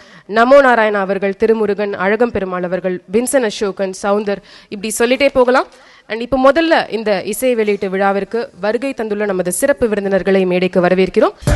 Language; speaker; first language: Tamil; native; Tamil